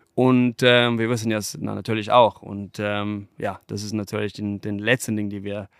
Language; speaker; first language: German; non-native, fluent; English